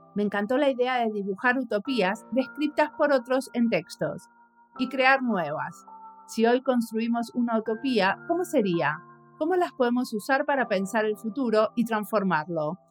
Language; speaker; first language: Spanish; native; Spanish